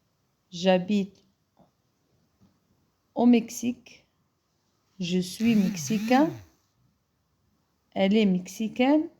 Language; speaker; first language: French; non-native, fluent; Arabic